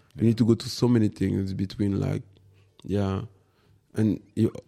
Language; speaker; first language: English; non-native, fluent; French